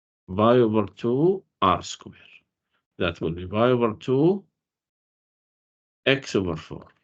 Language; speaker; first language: English; non-native, fluent; Arabic